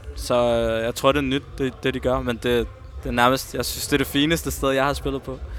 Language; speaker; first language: Danish; early bilingual, other home language; Spanish